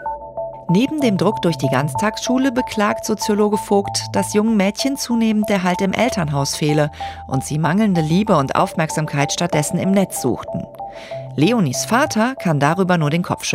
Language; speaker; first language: German; native; German